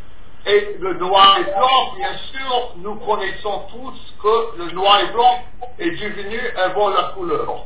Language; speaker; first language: French; non-native, fluent; English